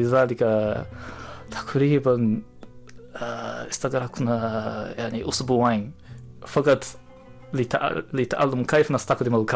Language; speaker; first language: Arabic; non-native, fluent; Japanese